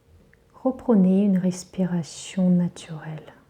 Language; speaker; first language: French; native; French